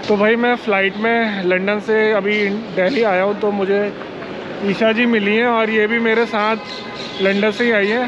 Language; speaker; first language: Hindi; native; Hindi